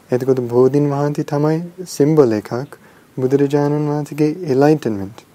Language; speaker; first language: Sinhala; non-native, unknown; English